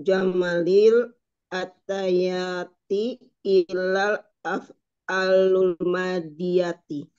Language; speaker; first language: Arabic; non-native, learner; Indonesian